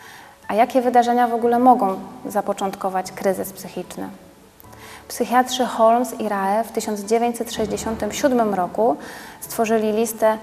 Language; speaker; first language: Polish; native; Polish